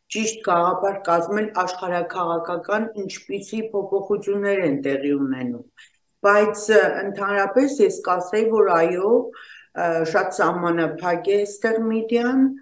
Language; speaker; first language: Armenian; native; Armenian